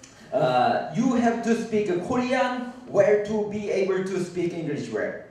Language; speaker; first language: English; non-native, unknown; Korean